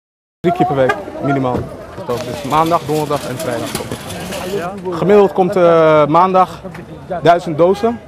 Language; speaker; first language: Dutch; non-native, fluent; Somali